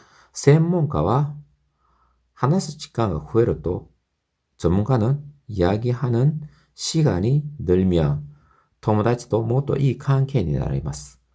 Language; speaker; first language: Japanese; non-native, fluent; Korean